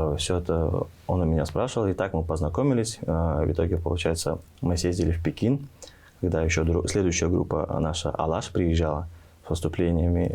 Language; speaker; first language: Russian; non-native, local second language; Tuvinian